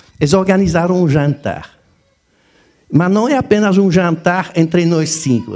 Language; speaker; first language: Portuguese; non-native, fluent; French